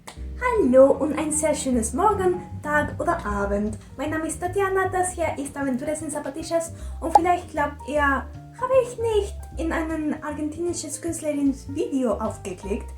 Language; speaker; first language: German; non-native, learner; Spanish